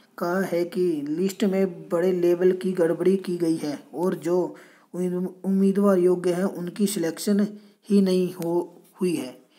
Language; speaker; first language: Hindi; non-native, local second language; Punjabi